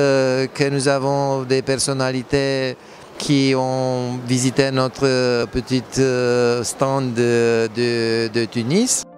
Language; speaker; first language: French; non-native, fluent; Romanian